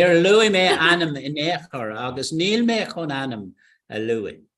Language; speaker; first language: Irish; non-native, local second language; English